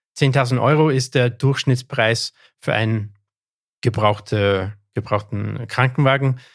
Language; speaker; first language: German; non-native, fluent; English